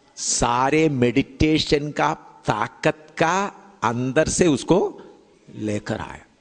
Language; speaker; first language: Hindi; non-native, local second language; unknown